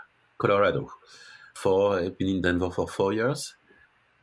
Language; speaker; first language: English; non-native, fluent; French